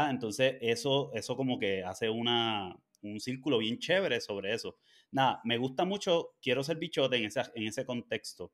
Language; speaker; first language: Spanish; native; Spanish